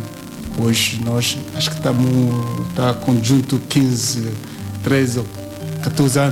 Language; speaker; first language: Portuguese; non-native, learner; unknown